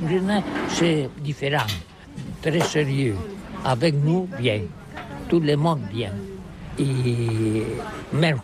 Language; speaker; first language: French; non-native, learner; Catalan